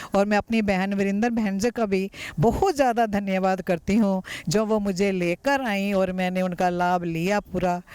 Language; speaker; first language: Hindi; native; Hindi